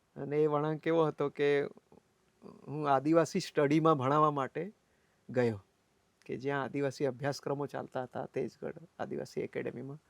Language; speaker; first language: Gujarati; non-native, local second language; Bhili